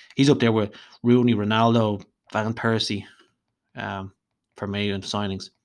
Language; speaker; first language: English; native; English